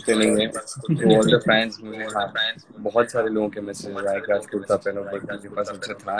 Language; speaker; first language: Hindi; non-native, local second language; Marathi